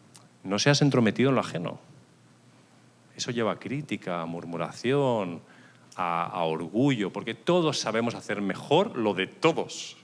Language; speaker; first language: Spanish; native; Spanish